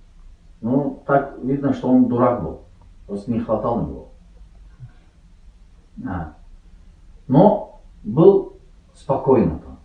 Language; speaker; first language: Russian; non-native, learner; Azerbaijani